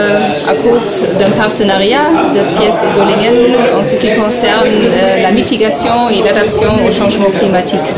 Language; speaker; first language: French; non-native, fluent; German